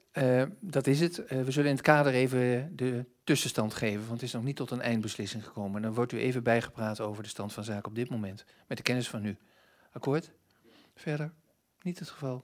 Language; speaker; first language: Dutch; native; Dutch